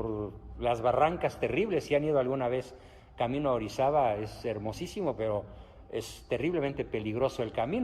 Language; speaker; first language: Spanish; native; Spanish